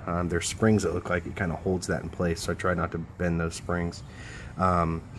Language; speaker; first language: English; native; English